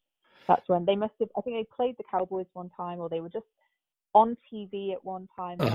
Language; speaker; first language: English; native; English